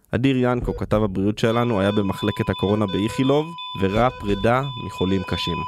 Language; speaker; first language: Hebrew; native; Hebrew